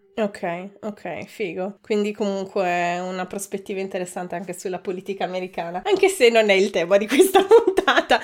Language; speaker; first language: Italian; native; Italian